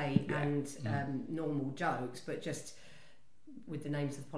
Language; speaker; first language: English; native; English